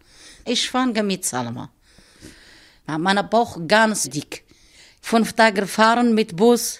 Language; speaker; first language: German; non-native, learner; Arabic